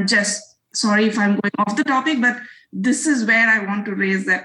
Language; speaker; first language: English; non-native, local second language; Bangla